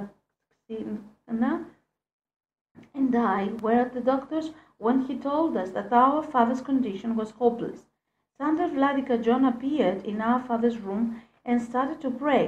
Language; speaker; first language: English; non-native, fluent; Greek